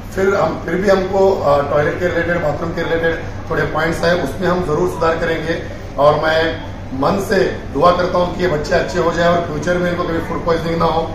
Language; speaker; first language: Hindi; non-native, local second language; Marathi